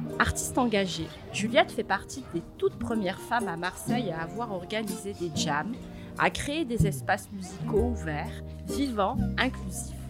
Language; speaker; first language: French; native; French